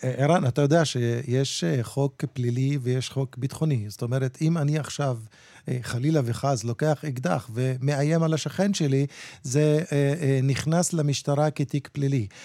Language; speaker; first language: Hebrew; non-native, local second language; Arabic